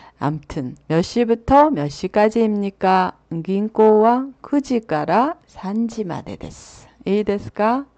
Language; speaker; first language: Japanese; non-native, fluent; Korean